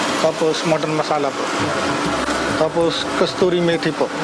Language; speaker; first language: Filipino; non-native, learner; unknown